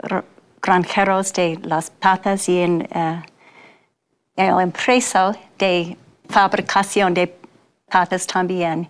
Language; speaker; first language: Spanish; non-native, fluent; English